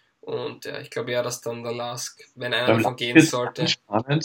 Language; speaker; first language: German; native; German